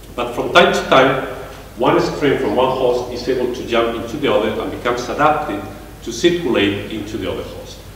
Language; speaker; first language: English; non-native, fluent; Spanish